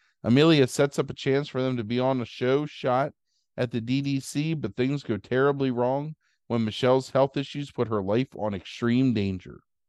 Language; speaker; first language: English; native; English